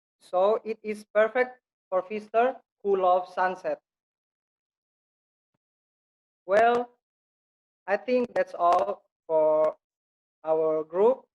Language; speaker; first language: English; non-native, learner; Indonesian